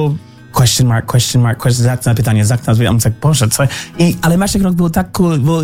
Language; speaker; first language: Polish; non-native, learner; English